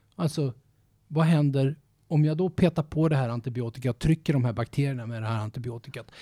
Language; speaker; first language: Swedish; native; Swedish